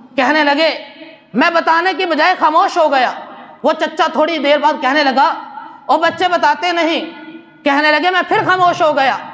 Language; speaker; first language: Urdu; non-native, local second language; Punjabi